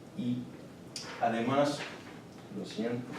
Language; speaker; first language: Spanish; non-native, learner; English